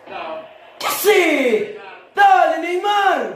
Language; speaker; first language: Spanish; native; Spanish